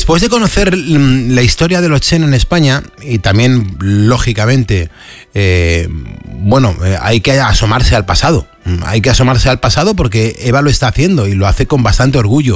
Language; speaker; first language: Spanish; native; Spanish